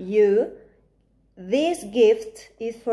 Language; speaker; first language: English; non-native, fluent; Spanish